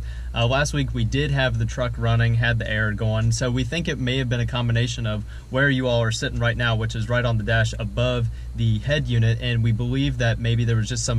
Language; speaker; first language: English; native; English